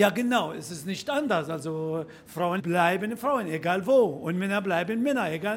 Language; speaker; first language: German; non-native, fluent; Arabic